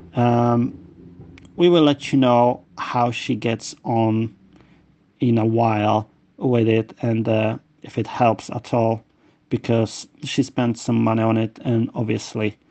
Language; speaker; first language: English; non-native, fluent; Polish